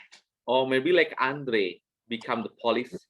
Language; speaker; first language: English; non-native, learner; Indonesian